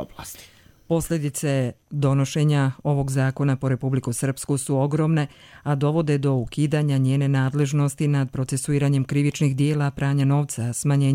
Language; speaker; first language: Croatian; native; Croatian